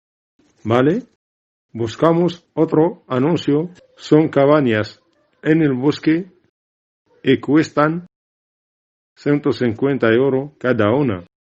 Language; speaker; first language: Spanish; non-native, learner; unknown